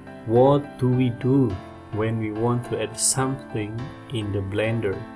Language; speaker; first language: English; non-native, fluent; Indonesian